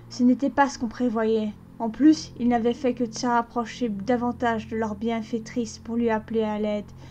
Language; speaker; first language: French; native; French